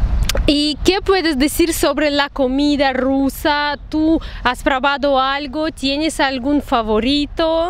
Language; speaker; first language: Spanish; non-native, fluent; Russian